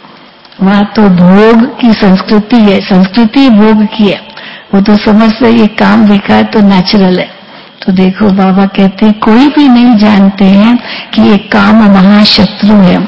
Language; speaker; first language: Hindi; native; Hindi